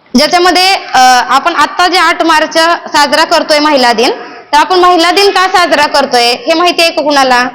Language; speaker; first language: Marathi; native; Marathi